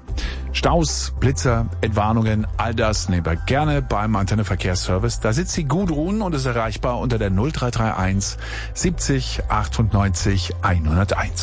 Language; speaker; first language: German; native; German